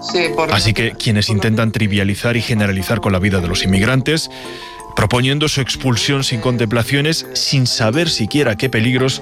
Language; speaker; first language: Spanish; native; Spanish